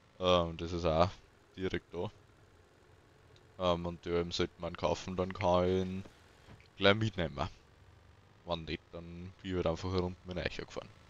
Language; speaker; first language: German; native; German